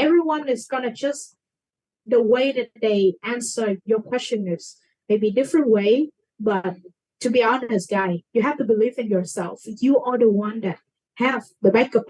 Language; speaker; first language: English; non-native, fluent; Vietnamese